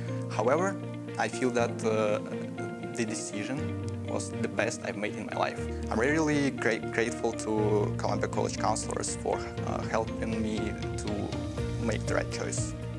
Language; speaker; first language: English; non-native, fluent; Russian